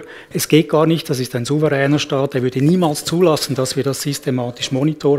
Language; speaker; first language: German; native; German